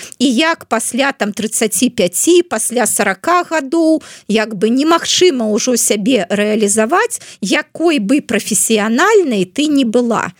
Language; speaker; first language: Belarusian; non-native, local second language; Russian